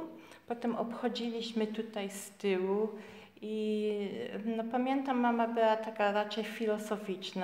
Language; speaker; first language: Polish; early bilingual, heritage; Polish